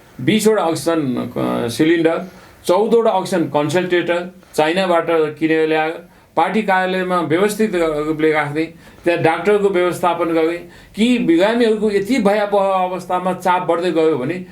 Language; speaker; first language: Nepali; native; Nepali